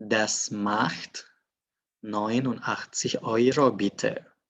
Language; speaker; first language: German; non-native, fluent; Indonesian